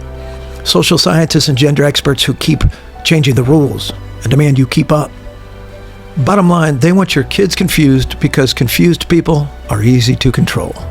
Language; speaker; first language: English; native; English